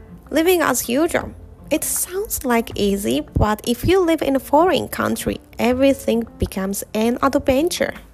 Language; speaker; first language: English; non-native, fluent; Japanese